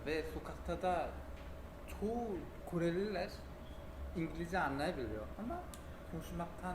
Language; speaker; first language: Turkish; non-native, fluent; Korean